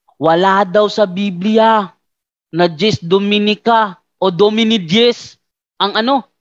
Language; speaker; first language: Filipino; native; Filipino